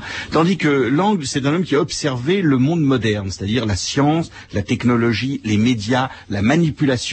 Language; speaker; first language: French; native; French